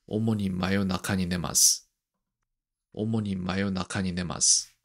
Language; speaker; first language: Japanese; non-native, learner; Korean